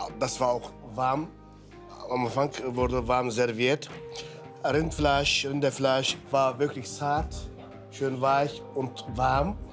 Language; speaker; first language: German; non-native, fluent; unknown